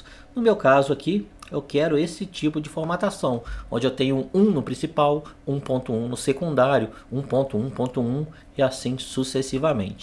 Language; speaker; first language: Portuguese; native; Portuguese